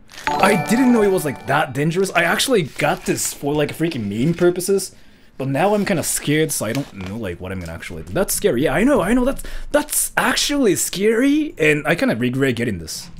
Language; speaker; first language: English; early bilingual, other home language; Japanese